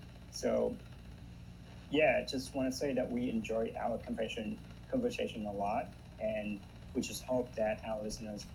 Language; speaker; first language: English; non-native, fluent; Vietnamese